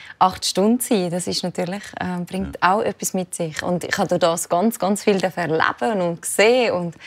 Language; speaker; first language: German; native; German